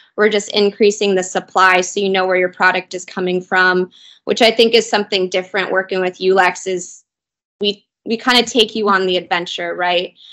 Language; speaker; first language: English; native; English